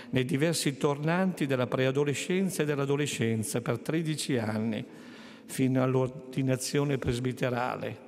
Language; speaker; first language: Italian; native; Italian